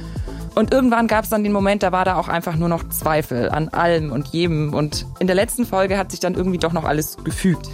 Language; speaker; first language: German; native; German